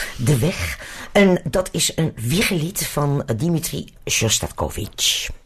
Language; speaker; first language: Dutch; native; Dutch